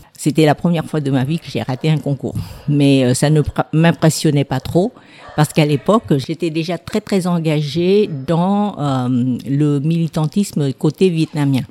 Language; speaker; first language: French; non-native, fluent; Vietnamese